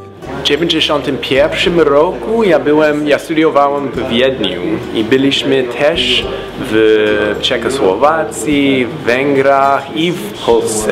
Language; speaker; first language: Polish; non-native, fluent; English